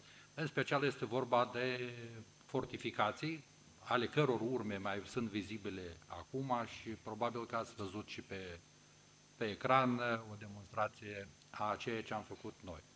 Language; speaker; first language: Romanian; native; Romanian